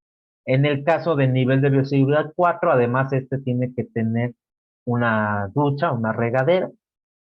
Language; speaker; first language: Spanish; native; Spanish